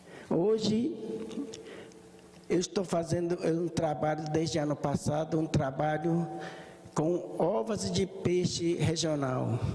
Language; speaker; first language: Portuguese; early bilingual, other home language; Japanese